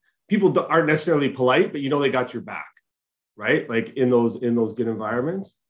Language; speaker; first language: English; native; English